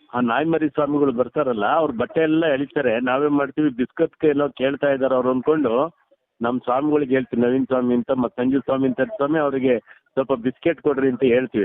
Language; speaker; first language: Kannada; native; Kannada